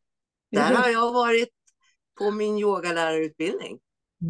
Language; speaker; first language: Swedish; native; Swedish